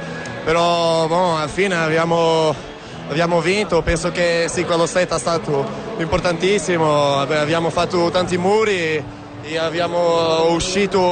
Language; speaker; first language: Italian; non-native, learner; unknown